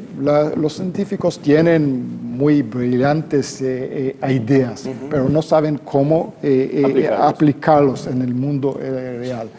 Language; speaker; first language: Spanish; non-native, fluent; Hebrew